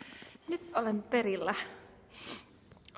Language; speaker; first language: Finnish; non-native, learner; Estonian